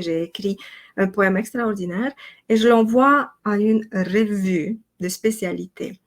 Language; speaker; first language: French; non-native, fluent; Romanian